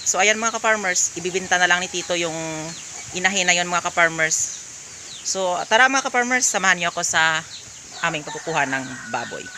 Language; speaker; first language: Filipino; native; Filipino